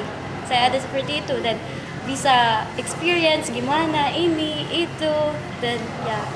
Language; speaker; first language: Indonesian; non-native, learner; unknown